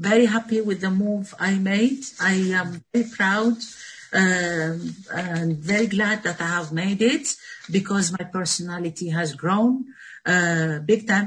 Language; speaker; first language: English; non-native, fluent; Arabic